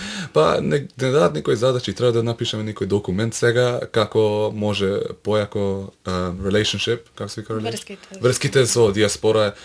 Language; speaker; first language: Macedonian; early bilingual, heritage; Macedonian